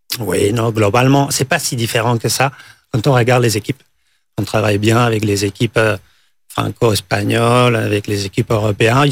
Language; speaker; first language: French; non-native, fluent; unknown